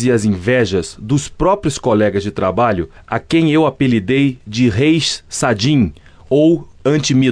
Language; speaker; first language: Portuguese; native; Portuguese